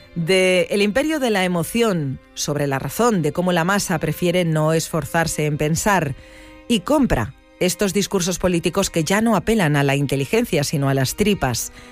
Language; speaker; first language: Spanish; native; Spanish